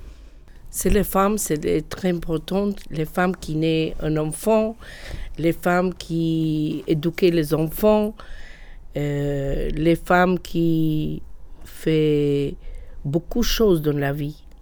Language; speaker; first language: French; non-native, learner; Albanian